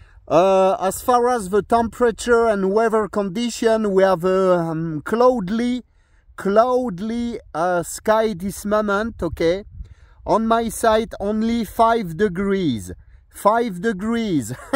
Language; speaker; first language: English; non-native, learner; French